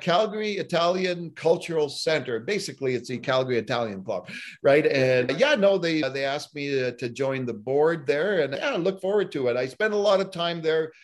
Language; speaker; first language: English; early bilingual, other home language; Italian